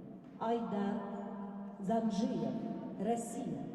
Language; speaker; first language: Russian; native; Russian